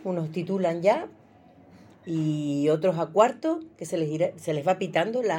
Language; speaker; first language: Spanish; native; Spanish